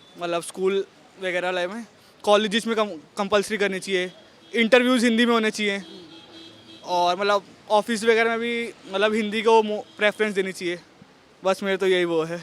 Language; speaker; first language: Hindi; native; Hindi